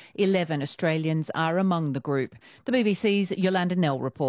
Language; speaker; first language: English; native; English